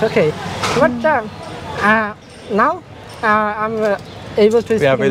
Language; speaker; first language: English; non-native, learner; Bangla